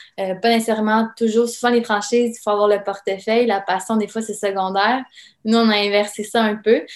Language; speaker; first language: French; early bilingual, other home language; Serbian